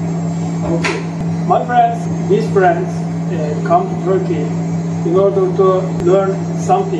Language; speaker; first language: English; non-native, learner; Turkish